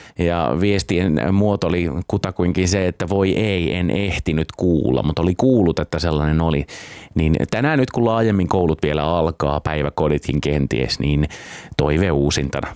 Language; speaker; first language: Finnish; native; Finnish